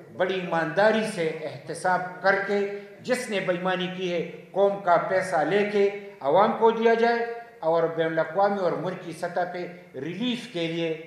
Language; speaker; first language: Urdu; non-native, local second language; Pashto